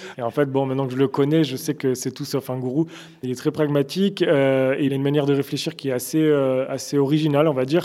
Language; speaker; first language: French; native; French